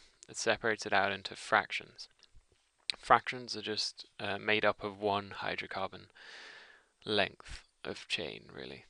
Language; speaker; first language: English; native; English